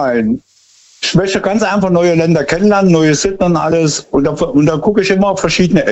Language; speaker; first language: German; native; German